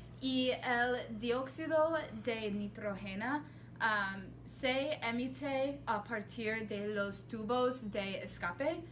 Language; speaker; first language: Spanish; non-native, learner; English